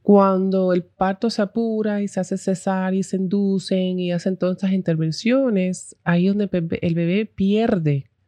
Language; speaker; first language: Spanish; early bilingual, heritage; Spanish